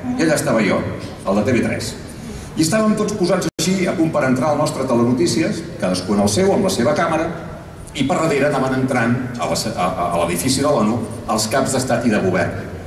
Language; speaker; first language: Catalan; native; Catalan